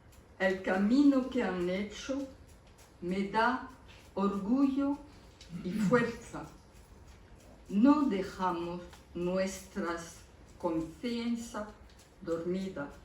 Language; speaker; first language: Spanish; early bilingual, heritage; Spanish